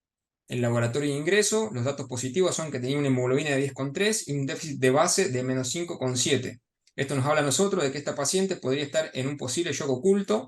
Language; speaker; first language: Spanish; native; Spanish